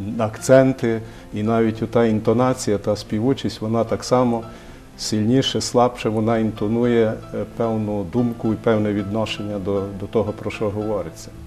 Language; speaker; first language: Ukrainian; native; Ukrainian